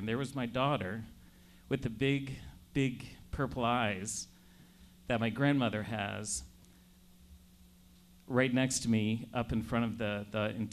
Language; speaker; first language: English; native; English